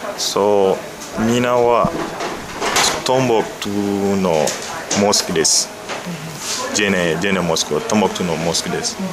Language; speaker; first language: Japanese; non-native, learner; Bambara